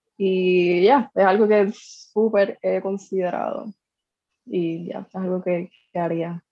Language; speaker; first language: Spanish; native; Spanish